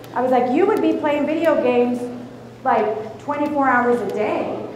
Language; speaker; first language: English; early bilingual, other home language; Spanish